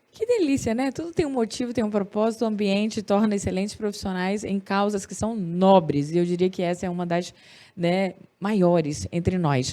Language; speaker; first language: Portuguese; native; Portuguese